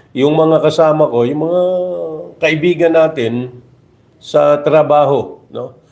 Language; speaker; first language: Filipino; native; Filipino